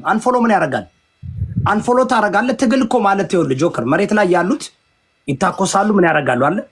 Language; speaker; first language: Amharic; non-native, local second language; Oromo